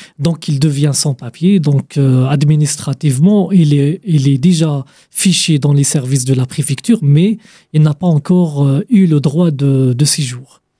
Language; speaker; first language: French; non-native, fluent; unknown